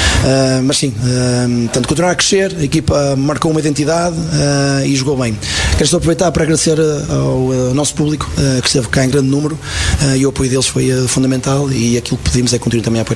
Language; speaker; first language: Portuguese; native; Portuguese